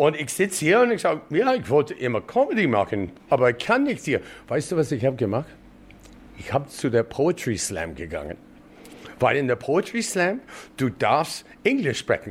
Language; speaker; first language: German; non-native, learner; English